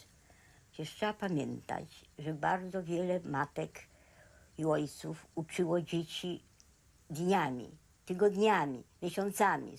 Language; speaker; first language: Polish; native; Polish